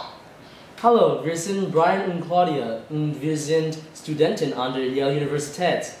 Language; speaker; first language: German; non-native, learner; English